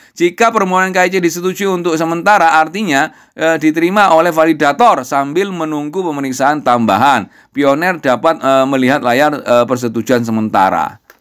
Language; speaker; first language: Indonesian; non-native, local second language; Javanese